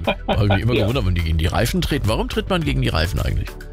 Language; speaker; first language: German; native; German